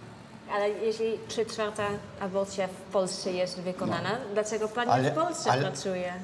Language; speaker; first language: Polish; non-native, learner; Dutch